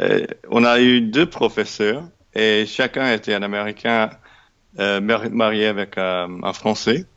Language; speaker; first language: French; non-native, fluent; English